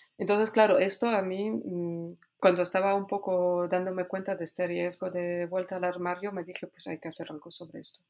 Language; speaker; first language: Spanish; non-native, fluent; Polish